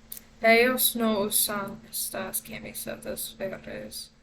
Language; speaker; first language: Spanish; non-native, learner; English